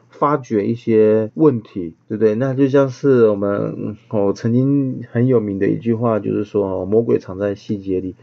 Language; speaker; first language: Chinese; native; Chinese